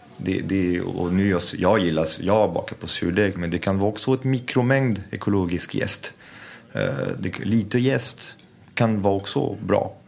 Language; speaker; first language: Swedish; non-native, fluent; French